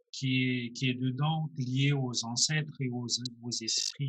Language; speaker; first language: French; non-native, local second language; Malagasy